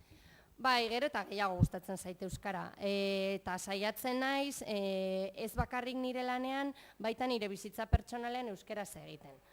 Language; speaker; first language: Basque; non-native, local second language; Spanish